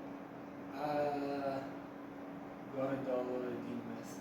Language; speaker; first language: Bulgarian; non-native, learner; English